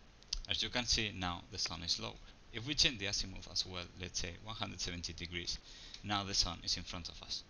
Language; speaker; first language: English; non-native, fluent; Spanish